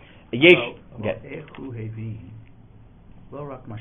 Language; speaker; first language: Hebrew; non-native, fluent; English